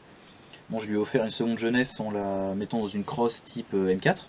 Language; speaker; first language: French; native; French